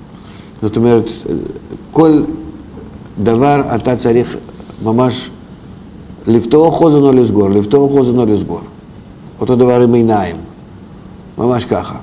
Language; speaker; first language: Hebrew; non-native, fluent; Russian